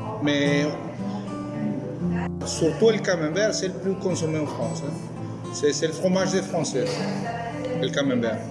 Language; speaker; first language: French; non-native, fluent; Spanish